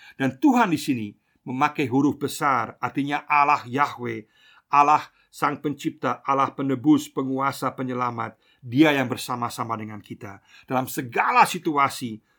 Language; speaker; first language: Indonesian; non-native, fluent; German